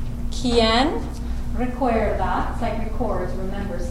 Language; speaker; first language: English; native; English